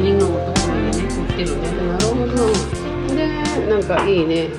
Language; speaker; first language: Japanese; non-native, learner; Filipino